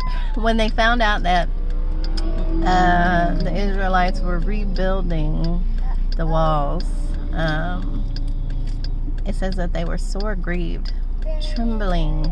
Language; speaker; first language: English; native; English